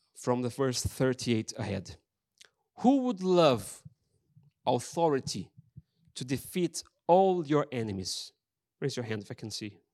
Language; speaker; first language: English; non-native, fluent; Portuguese